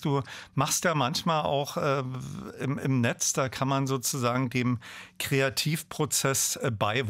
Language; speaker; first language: German; native; German